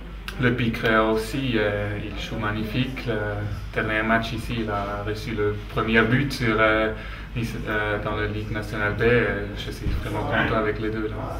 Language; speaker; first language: French; non-native, local second language; German